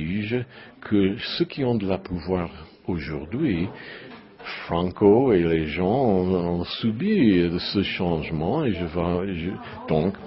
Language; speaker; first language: French; non-native, learner; English